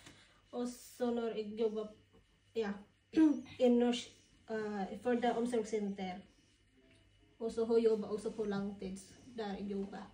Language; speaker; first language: Norwegian; non-native, learner; Filipino